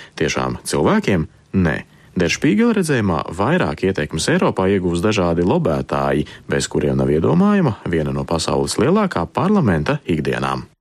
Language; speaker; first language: Latvian; early bilingual, heritage; Latvian